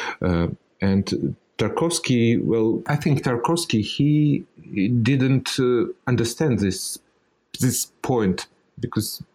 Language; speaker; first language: English; non-native, fluent; Russian